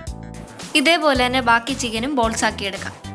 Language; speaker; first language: Malayalam; native; Malayalam